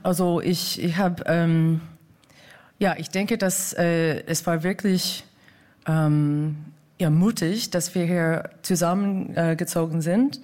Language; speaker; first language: German; non-native, fluent; English